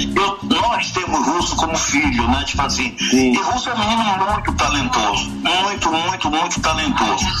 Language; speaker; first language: Portuguese; native; Portuguese